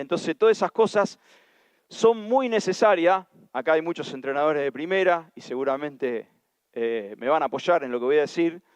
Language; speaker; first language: Spanish; native; Spanish